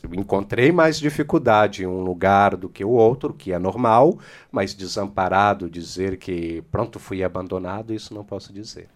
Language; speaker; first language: Portuguese; native; Portuguese